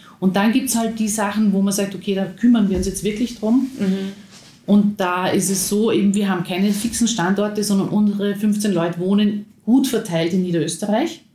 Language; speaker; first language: German; native; German